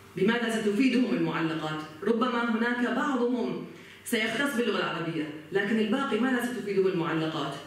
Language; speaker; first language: Arabic; early bilingual, heritage; Arabic